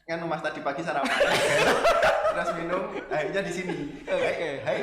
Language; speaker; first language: Indonesian; native; Indonesian